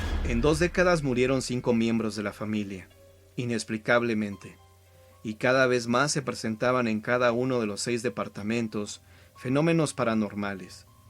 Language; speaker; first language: Spanish; native; Spanish